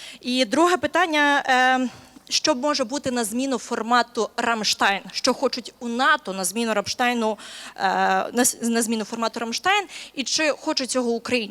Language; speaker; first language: Ukrainian; native; Ukrainian